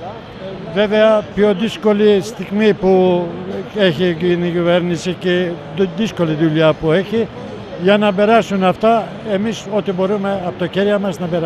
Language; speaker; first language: Greek; non-native, learner; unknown